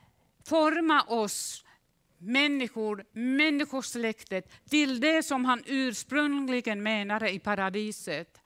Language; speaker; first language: Swedish; non-native, fluent; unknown